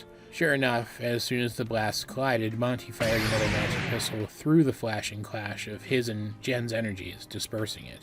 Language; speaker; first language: English; native; English